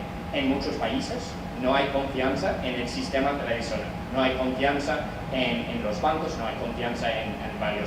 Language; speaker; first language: Spanish; non-native, fluent; English